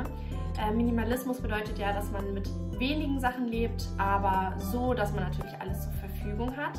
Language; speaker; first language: German; native; German